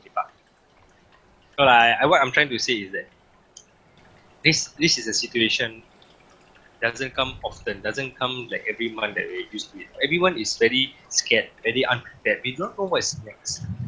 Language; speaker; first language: English; native; English